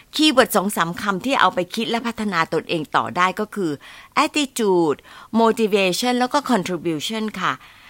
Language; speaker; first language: Thai; native; Thai